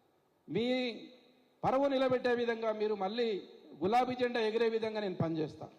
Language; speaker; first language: Telugu; native; Telugu